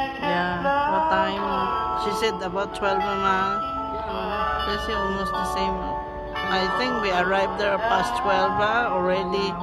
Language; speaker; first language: English; non-native, learner; Filipino